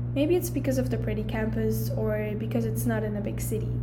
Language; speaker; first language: English; early bilingual, other home language; German